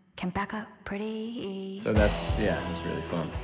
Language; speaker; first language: English; early bilingual, other home language; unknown